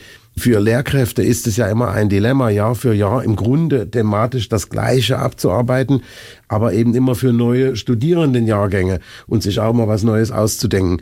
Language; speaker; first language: German; native; German